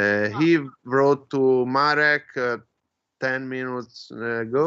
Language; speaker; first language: English; non-native, fluent; Italian